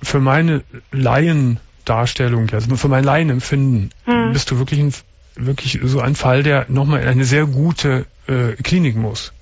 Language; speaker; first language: German; native; German